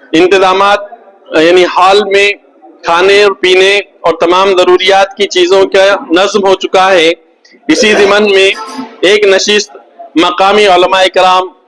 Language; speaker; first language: Urdu; native; Urdu